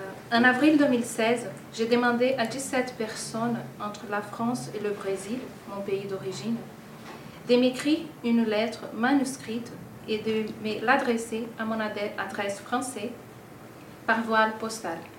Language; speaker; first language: French; non-native, fluent; Portuguese